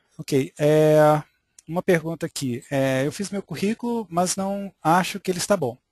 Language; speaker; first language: Portuguese; native; Portuguese